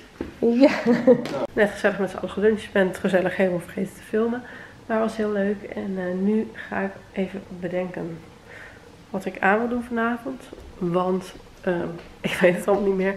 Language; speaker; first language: Dutch; native; Dutch